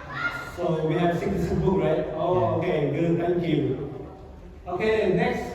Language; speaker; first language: English; non-native, learner; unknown